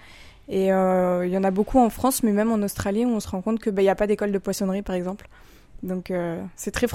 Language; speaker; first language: French; native; French